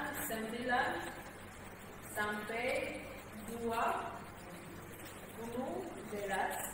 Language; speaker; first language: Indonesian; non-native, learner; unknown